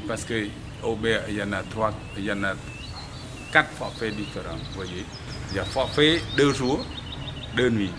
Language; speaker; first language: French; non-native, learner; Khmer